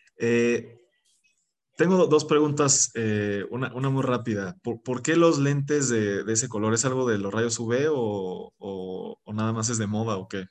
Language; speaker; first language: Spanish; native; Spanish